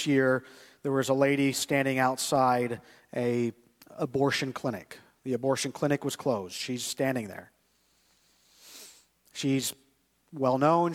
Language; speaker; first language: English; native; English